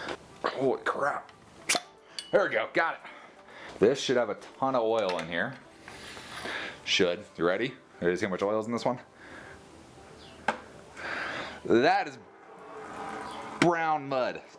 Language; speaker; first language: English; native; English